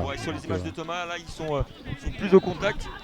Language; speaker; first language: French; native; French